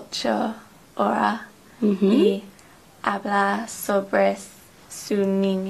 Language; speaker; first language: Spanish; non-native, learner; English